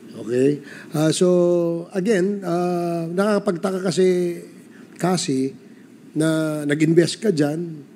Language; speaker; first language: Filipino; native; Filipino